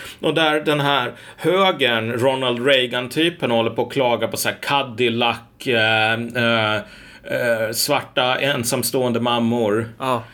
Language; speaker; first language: Swedish; native; Swedish